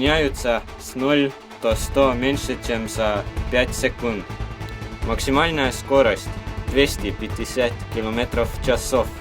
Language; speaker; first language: Russian; non-native, learner; Estonian